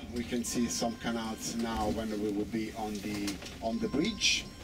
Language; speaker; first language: English; non-native, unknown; Italian